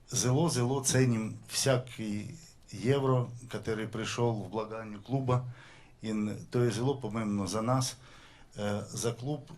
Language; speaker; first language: Slovenian; non-native, learner; Russian